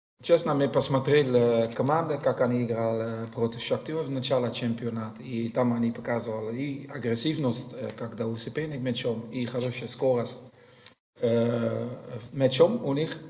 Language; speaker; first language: Russian; non-native, learner; Dutch